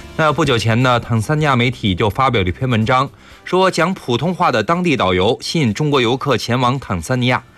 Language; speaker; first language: Chinese; native; Chinese